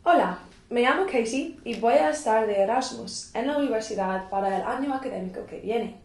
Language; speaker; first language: Spanish; non-native, fluent; English